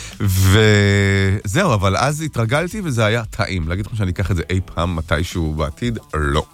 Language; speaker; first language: Hebrew; native; Hebrew